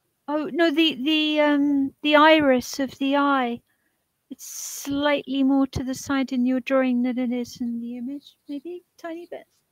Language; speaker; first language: English; native; English